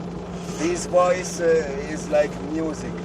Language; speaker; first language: English; non-native, learner; Italian